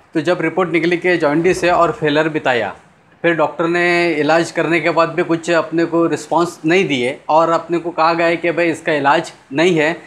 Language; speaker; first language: Hindi; non-native, local second language; Urdu